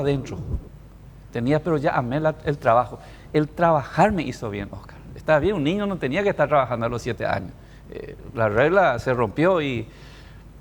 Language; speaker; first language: Spanish; native; Spanish